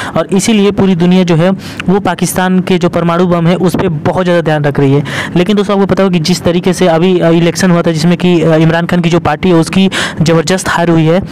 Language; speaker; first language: Hindi; native; Hindi